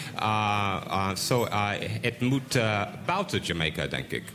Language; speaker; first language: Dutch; non-native, learner; English